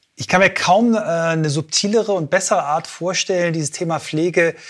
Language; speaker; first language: German; native; German